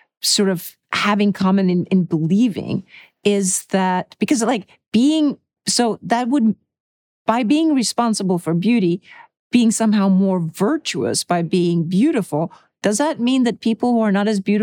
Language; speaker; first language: English; early bilingual, other home language; Czech